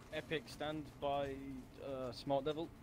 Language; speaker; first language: English; native; English